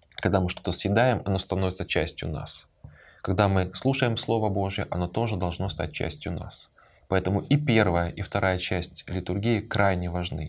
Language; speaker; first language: Russian; native; Russian